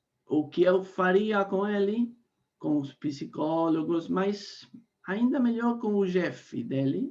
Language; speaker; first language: Portuguese; non-native, fluent; Spanish